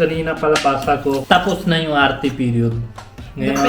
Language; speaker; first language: Filipino; non-native, learner; Punjabi